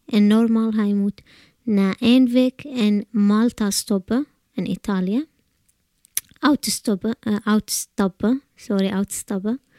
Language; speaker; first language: Dutch; non-native, learner; Arabic